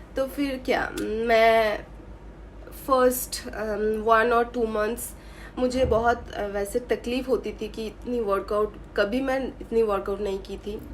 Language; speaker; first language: Hindi; non-native, local second language; Bangla